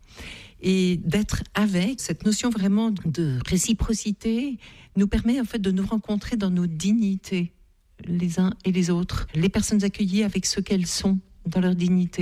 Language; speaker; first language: French; native; French